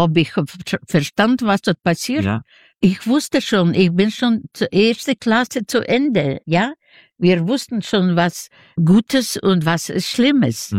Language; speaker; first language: German; non-native, learner; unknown